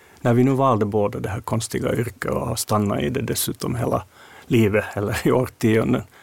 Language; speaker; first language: Swedish; native; Swedish